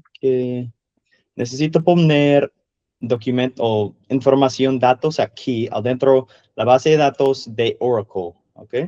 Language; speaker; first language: Spanish; non-native, learner; English